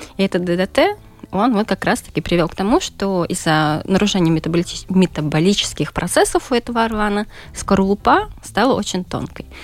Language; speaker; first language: Russian; native; Russian